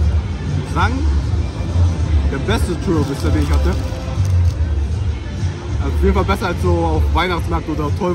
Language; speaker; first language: German; early bilingual, other home language; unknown